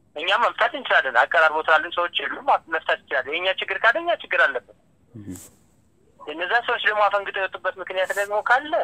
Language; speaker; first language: Amharic; native; Amharic